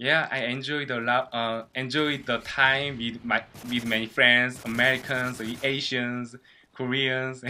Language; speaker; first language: English; non-native, learner; Korean